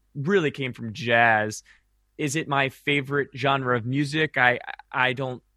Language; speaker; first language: English; native; English